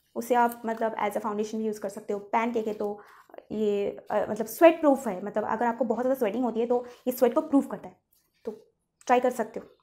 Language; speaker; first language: Hindi; non-native, local second language; Bangla